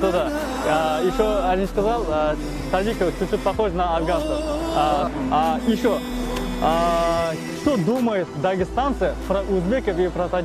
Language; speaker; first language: Russian; non-native, fluent; Uzbek